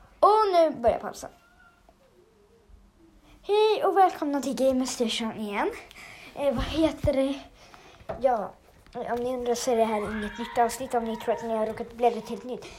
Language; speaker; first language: Swedish; native; Swedish